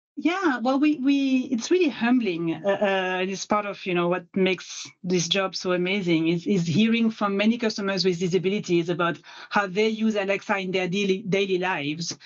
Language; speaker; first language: English; non-native, fluent; French